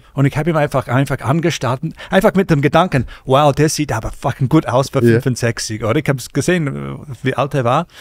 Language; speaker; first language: German; non-native, fluent; English